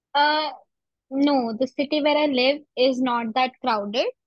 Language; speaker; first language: English; non-native, local second language; Punjabi